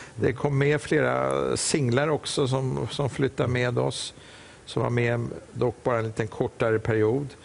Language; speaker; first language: Swedish; native; Swedish